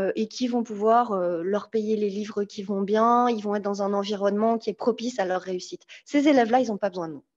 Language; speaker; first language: French; native; French